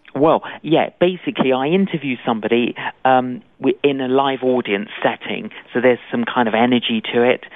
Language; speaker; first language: English; native; English